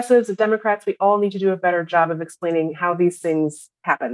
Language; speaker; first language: English; native; English